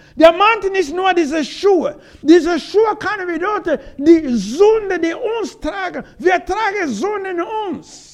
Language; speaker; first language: German; non-native, learner; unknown